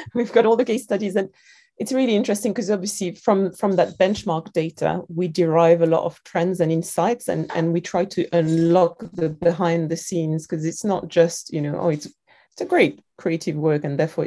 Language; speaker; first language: English; non-native, fluent; French